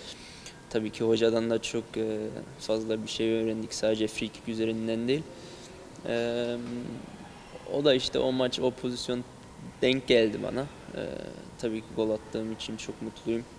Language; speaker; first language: Turkish; early bilingual, heritage; Turkish